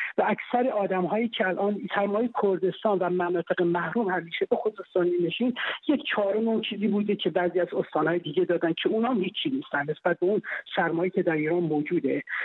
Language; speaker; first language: Persian; non-native, local second language; Central Kurdish